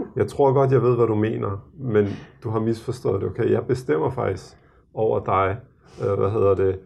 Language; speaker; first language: Danish; early bilingual, other home language; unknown